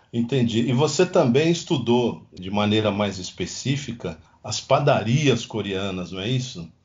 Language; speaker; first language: Portuguese; native; Portuguese